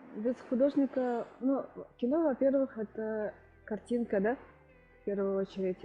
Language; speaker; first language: Russian; non-native, local second language; Yakut